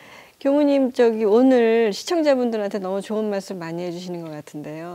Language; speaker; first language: Korean; native; Korean